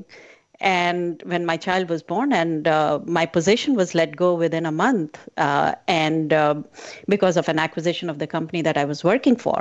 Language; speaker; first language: English; non-native, local second language; Hindi